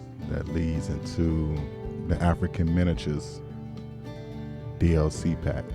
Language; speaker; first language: English; native; English